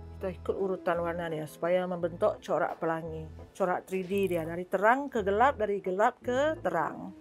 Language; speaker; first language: Malay; non-native, local second language; Iban